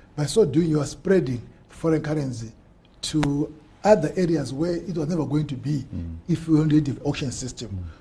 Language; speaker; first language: English; non-native, local second language; Shona